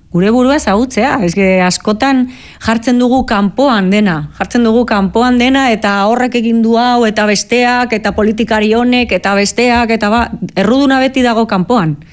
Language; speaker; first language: Basque; non-native, local second language; Spanish